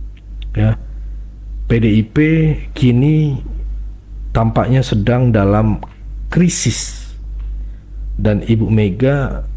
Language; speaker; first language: Indonesian; native; Indonesian